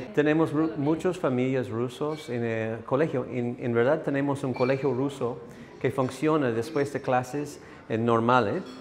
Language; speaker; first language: Spanish; non-native, learner; English